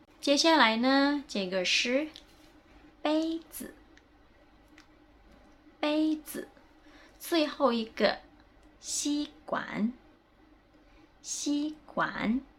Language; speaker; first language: Chinese; non-native, fluent; Indonesian